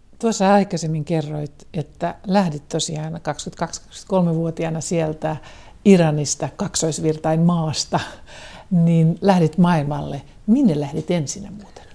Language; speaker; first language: Finnish; native; Finnish